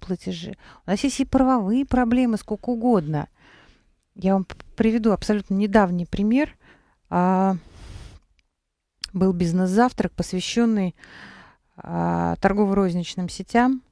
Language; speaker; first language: Russian; native; Russian